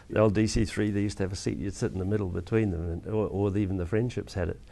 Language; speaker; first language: English; native; English